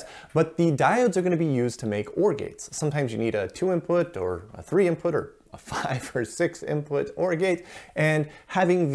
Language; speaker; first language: English; native; English